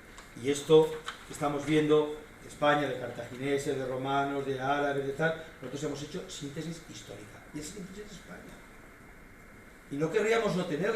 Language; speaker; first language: Spanish; native; Spanish